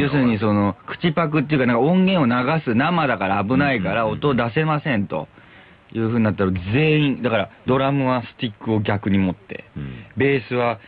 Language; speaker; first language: Japanese; native; Japanese